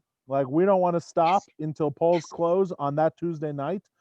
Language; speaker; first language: English; native; English